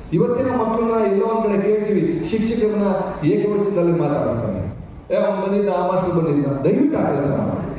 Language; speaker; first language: Kannada; native; Kannada